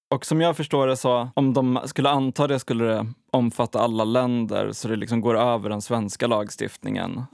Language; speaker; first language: Swedish; native; Swedish